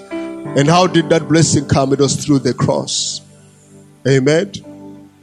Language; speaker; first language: English; non-native, local second language; Nyanja